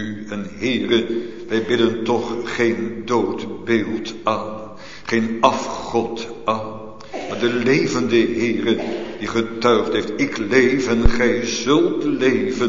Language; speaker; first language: Dutch; native; Dutch